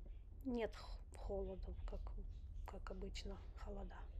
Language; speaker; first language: Russian; non-native, local second language; Romanian